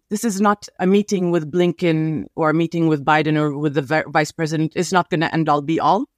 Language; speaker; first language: English; non-native, fluent; Arabic